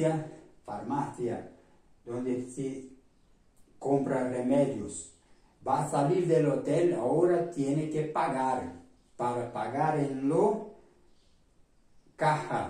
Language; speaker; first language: Spanish; non-native, fluent; Portuguese